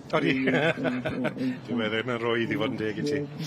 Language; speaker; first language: Welsh; native; Welsh